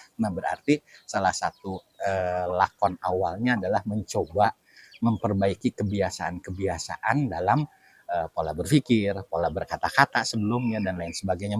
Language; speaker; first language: Indonesian; non-native, local second language; Sundanese